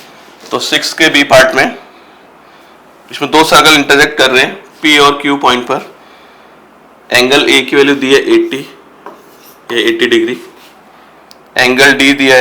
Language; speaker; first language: Hindi; native; Hindi